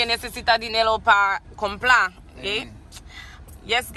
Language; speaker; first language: Spanish; non-native, local second language; Haitian Creole